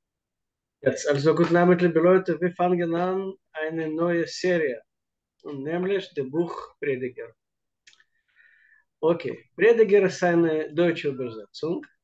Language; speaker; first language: German; non-native, fluent; Russian